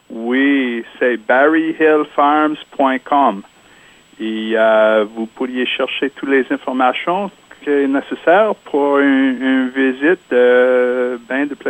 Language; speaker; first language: French; non-native, local second language; English